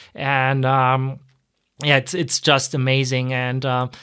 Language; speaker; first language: English; non-native, fluent; German